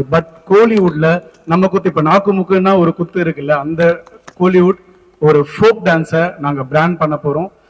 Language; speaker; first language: Tamil; native; Tamil